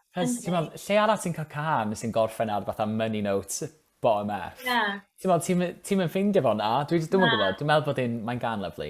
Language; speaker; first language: Welsh; native; Welsh